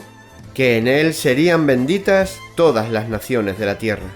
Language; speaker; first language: Spanish; native; Spanish